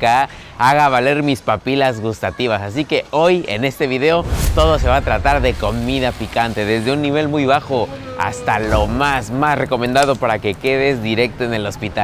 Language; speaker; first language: Spanish; native; Spanish